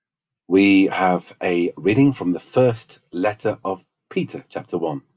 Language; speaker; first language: English; native; English